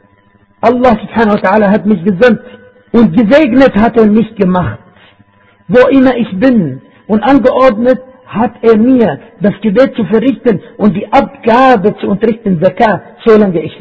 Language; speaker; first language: German; non-native, fluent; Arabic